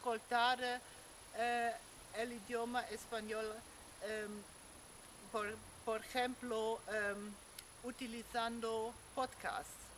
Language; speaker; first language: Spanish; non-native, learner; German